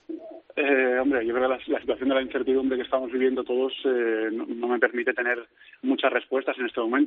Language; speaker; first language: Spanish; native; Spanish